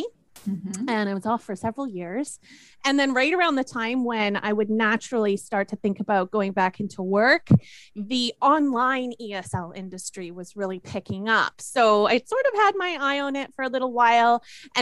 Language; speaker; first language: English; native; English